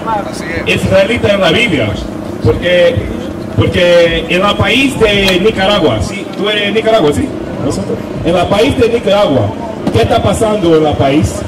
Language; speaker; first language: Spanish; non-native, learner; English